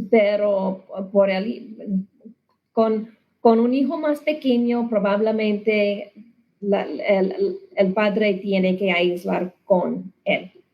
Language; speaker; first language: Spanish; non-native, learner; English